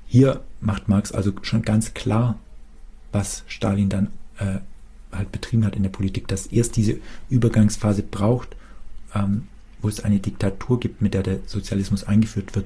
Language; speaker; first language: German; native; German